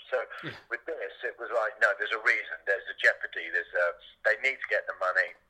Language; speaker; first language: English; native; English